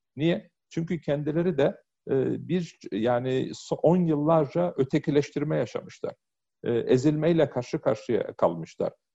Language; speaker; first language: Turkish; early bilingual, heritage; Turkish